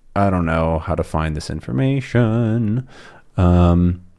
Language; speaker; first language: English; native; English